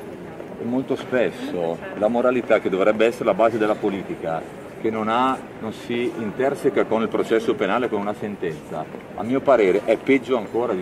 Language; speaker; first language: Italian; native; Italian